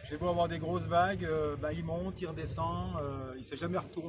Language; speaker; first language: French; native; French